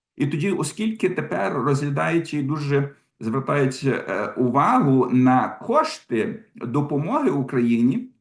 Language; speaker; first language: Ukrainian; early bilingual, heritage; Ukrainian